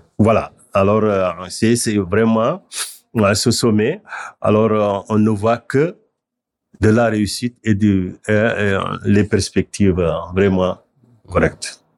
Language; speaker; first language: French; non-native, local second language; Wolof